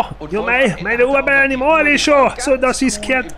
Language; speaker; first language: German; native; German